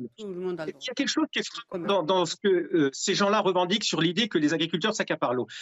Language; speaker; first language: French; native; French